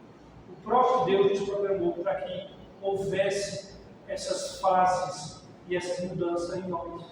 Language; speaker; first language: Portuguese; native; Portuguese